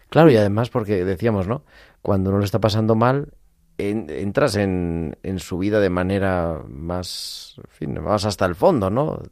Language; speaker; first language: Spanish; native; Spanish